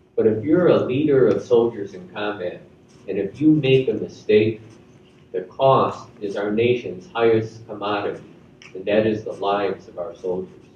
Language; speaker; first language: English; native; English